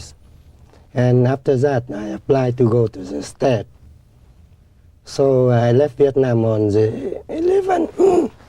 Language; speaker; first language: English; non-native, fluent; Vietnamese